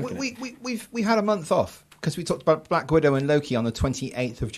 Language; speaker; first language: English; native; English